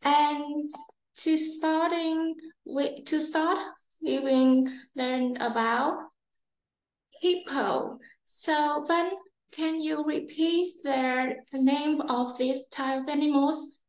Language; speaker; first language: English; non-native, learner; Vietnamese